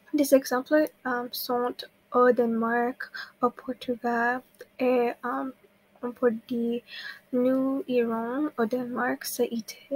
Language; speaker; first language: French; non-native, learner; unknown